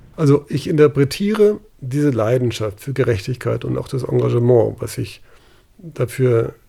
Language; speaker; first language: German; native; German